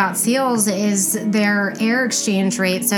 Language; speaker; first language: English; native; English